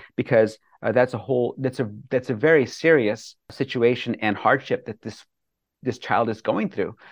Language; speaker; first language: English; native; English